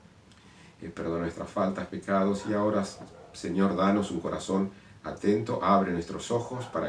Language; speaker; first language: Spanish; native; Spanish